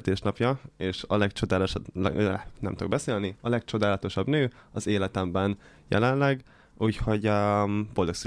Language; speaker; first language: Hungarian; native; Hungarian